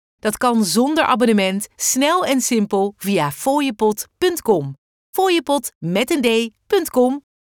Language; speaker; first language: Dutch; native; Dutch